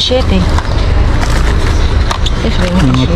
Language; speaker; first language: Spanish; non-native, learner; Filipino